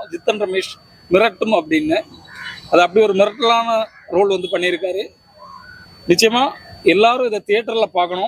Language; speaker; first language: Tamil; native; Tamil